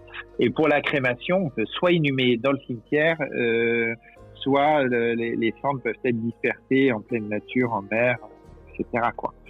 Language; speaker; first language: French; native; French